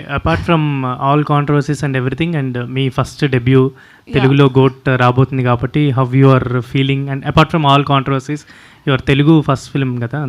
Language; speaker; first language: Telugu; native; Telugu